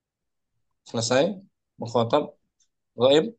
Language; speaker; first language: Arabic; non-native, fluent; Indonesian